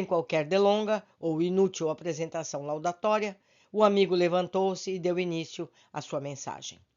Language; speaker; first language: Portuguese; native; Portuguese